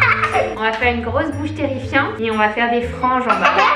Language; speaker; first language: French; native; French